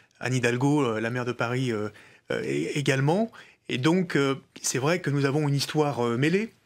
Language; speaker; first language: French; native; French